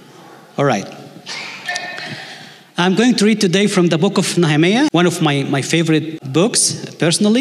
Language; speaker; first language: English; non-native, fluent; Arabic